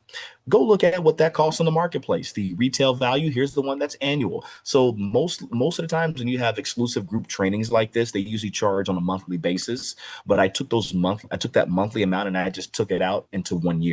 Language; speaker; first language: English; native; English